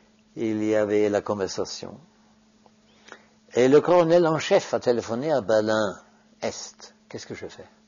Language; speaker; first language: French; non-native, fluent; Norwegian